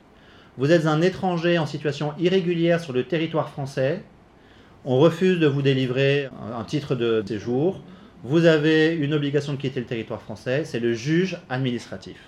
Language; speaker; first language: French; native; French